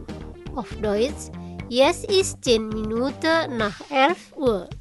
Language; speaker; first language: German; non-native, learner; Indonesian